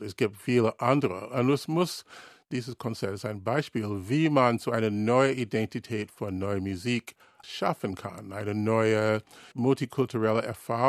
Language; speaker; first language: German; non-native, learner; English